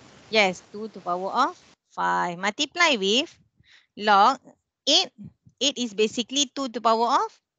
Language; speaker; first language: English; non-native, local second language; Malay